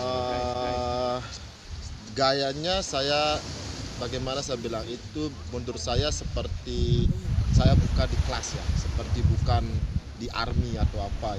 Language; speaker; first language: Indonesian; non-native, local second language; Balinese